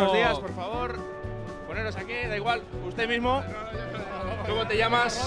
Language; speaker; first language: Spanish; native; Spanish